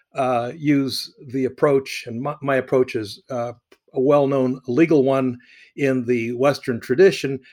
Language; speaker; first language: English; early bilingual, other home language; Arabic